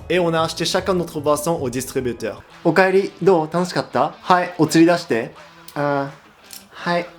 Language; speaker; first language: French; non-native, fluent; Japanese